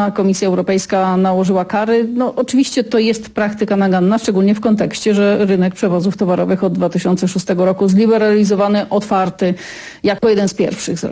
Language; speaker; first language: Polish; native; Polish